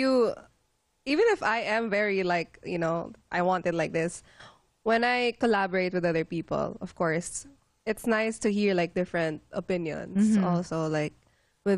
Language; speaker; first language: English; non-native, local second language; Filipino